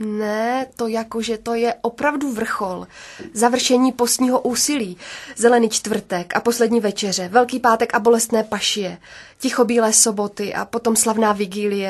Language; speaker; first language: Czech; native; Czech